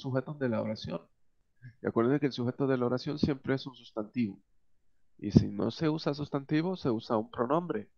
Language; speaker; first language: Spanish; native; Spanish